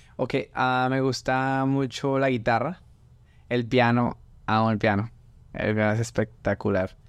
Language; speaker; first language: Spanish; native; Spanish